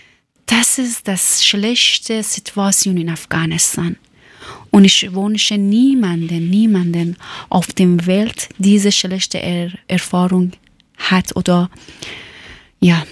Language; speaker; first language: German; non-native, learner; Persian